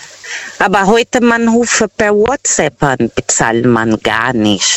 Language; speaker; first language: German; non-native, fluent; Portuguese